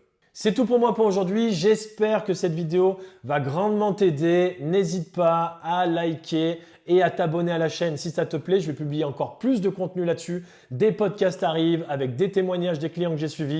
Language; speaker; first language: French; native; French